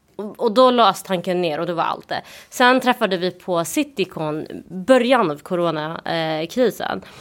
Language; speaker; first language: Swedish; early bilingual, other home language; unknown